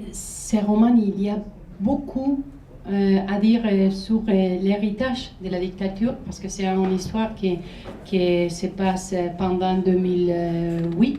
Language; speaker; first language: French; non-native, fluent; Spanish